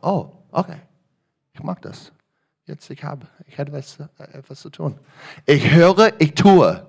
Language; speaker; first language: German; non-native, learner; English